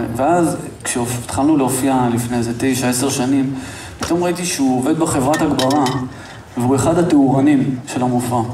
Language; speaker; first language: Hebrew; native; Hebrew